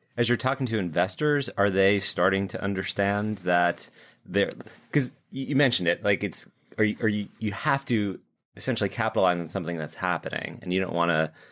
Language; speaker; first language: English; native; English